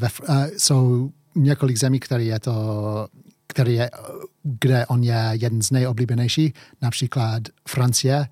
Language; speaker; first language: Czech; early bilingual, heritage; English